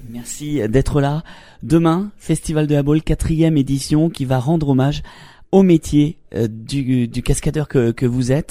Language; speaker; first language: French; native; French